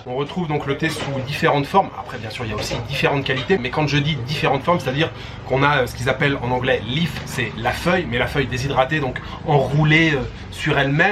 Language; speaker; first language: French; native; French